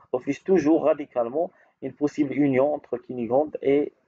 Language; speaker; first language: French; non-native, local second language; Arabic